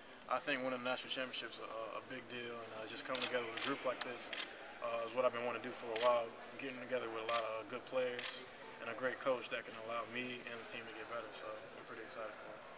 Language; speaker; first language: English; native; English